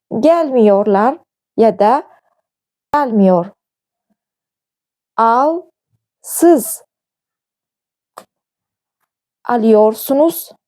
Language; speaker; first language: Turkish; non-native, fluent; Uzbek